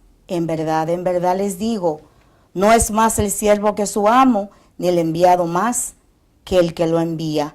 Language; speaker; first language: Spanish; native; Spanish